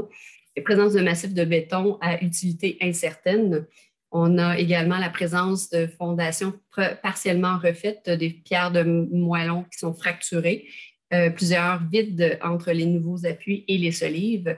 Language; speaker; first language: French; native; French